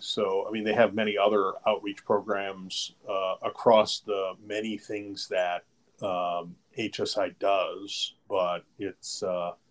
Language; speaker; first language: English; native; English